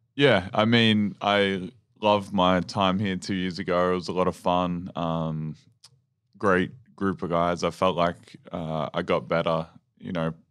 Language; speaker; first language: English; native; English